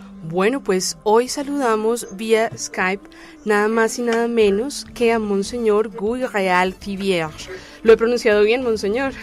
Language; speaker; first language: Spanish; native; Spanish